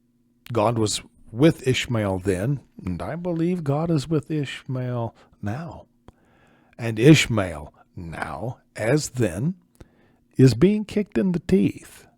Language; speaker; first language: English; native; English